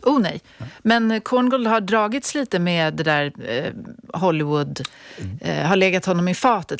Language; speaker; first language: Swedish; native; Swedish